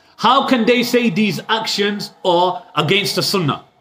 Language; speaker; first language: English; early bilingual, other home language; Urdu